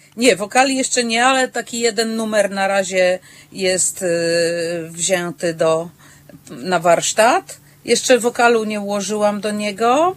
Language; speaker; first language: Polish; native; Polish